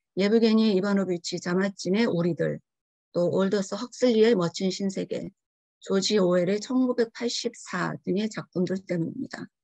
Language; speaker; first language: Korean; early bilingual, heritage; Korean